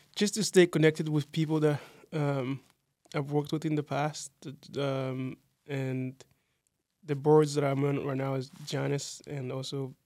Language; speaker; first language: English; non-native, fluent; Kinyarwanda